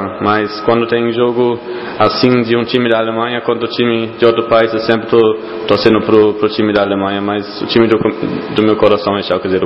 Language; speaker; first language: Portuguese; non-native, fluent; German